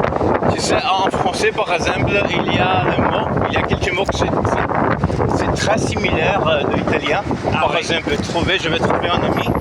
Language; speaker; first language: French; non-native, learner; Portuguese